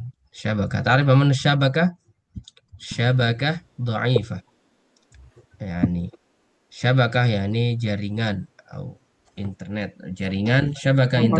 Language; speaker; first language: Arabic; non-native, fluent; Indonesian